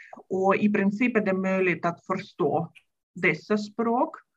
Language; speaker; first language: Swedish; non-native, fluent; Russian